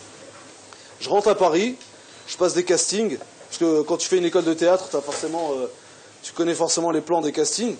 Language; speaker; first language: French; native; French